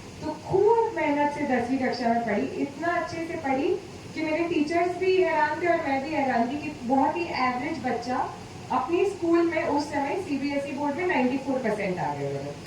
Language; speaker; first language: Hindi; non-native, local second language; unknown